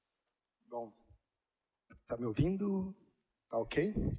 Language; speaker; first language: Portuguese; native; Portuguese